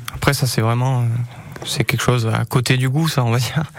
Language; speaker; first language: French; native; French